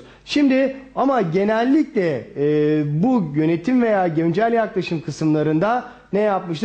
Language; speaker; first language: Turkish; native; Turkish